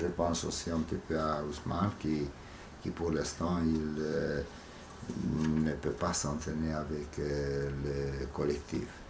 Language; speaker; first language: French; non-native, fluent; Hungarian